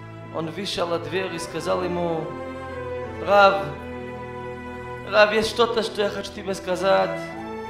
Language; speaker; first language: Russian; non-native, learner; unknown